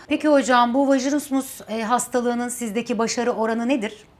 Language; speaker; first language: Turkish; native; Turkish